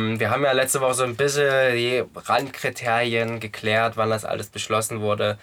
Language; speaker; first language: German; native; German